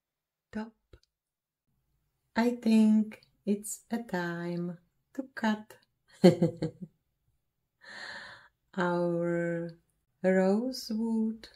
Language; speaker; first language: English; non-native, fluent; Czech